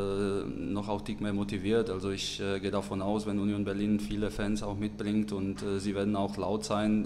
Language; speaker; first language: German; non-native, fluent; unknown